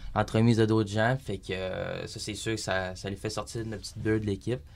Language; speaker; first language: French; native; French